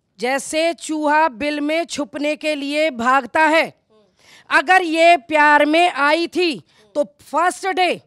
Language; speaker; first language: Hindi; native; Hindi